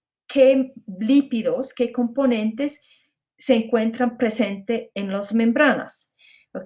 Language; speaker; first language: Spanish; non-native, fluent; English